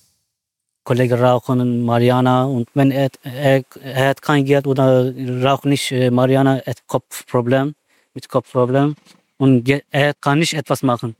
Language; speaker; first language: German; non-native, learner; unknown